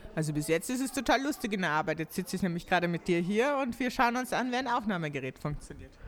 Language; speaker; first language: German; native; German